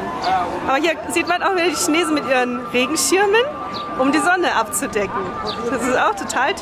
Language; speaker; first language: German; native; German